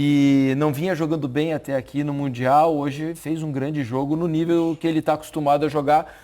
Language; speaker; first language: Portuguese; native; Portuguese